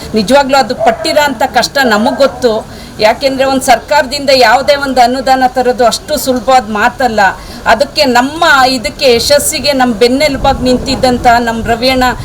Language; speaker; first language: Kannada; native; Kannada